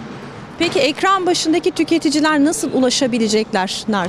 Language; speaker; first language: Turkish; native; Turkish